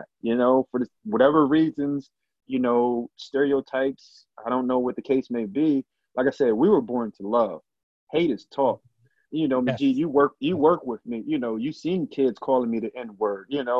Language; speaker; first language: English; native; English